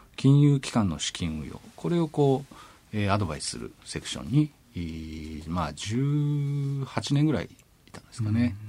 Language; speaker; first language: Japanese; native; Japanese